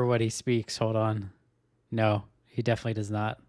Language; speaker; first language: English; native; English